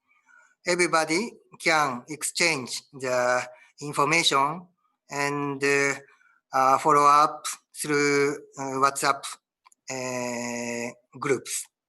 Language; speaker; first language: English; non-native, learner; Japanese